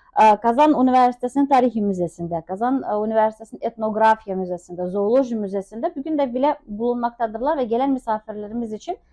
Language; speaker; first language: Turkish; non-native, fluent; Russian